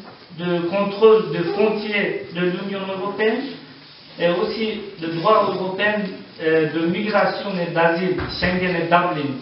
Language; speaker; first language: French; non-native, learner; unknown